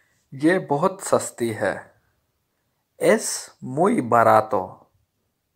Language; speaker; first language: Spanish; non-native, learner; Urdu